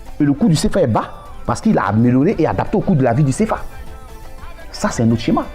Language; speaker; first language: French; native; French